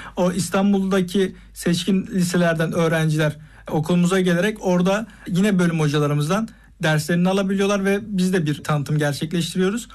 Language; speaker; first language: Turkish; native; Turkish